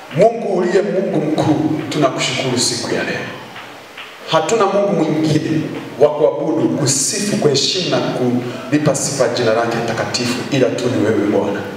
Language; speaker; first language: Swahili; non-native, local second language; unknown